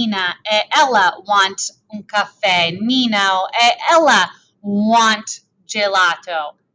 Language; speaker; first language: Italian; non-native, fluent; English